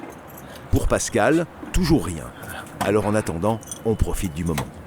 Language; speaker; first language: French; native; French